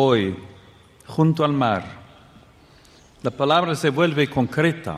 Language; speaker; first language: Spanish; non-native, fluent; English